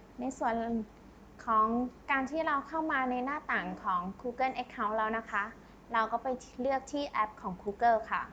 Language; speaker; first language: Thai; native; Thai